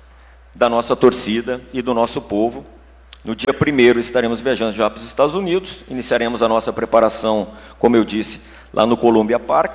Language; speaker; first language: Portuguese; native; Portuguese